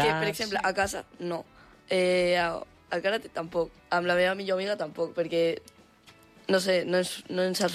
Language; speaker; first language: Catalan; non-native, local second language; Spanish